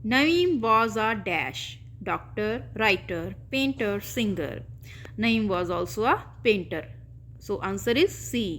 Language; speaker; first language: English; non-native, local second language; Punjabi